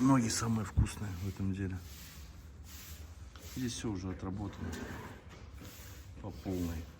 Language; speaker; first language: Russian; native; Russian